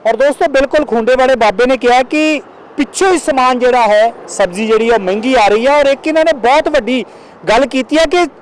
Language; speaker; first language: Hindi; non-native, local second language; Punjabi